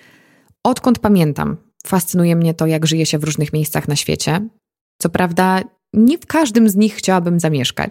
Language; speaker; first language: Polish; native; Polish